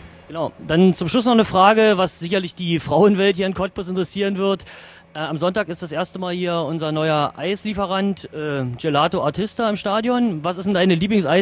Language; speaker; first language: German; native; German